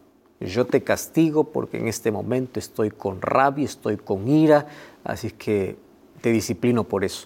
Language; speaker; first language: Spanish; native; Spanish